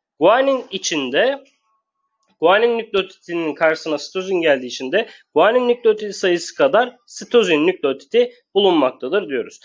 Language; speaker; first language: Turkish; native; Turkish